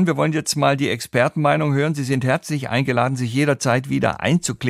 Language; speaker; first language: German; native; German